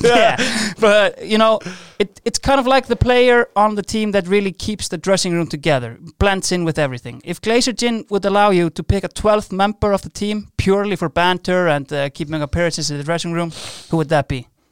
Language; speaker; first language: English; non-native, fluent; Icelandic